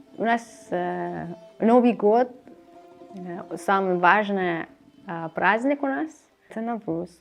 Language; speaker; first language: Russian; non-native, learner; Persian